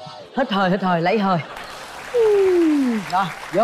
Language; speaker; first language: Vietnamese; native; Vietnamese